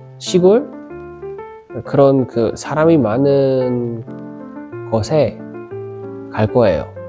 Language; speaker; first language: Korean; non-native, learner; Indonesian